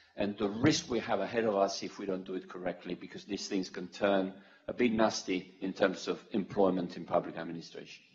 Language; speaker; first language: English; non-native, fluent; Italian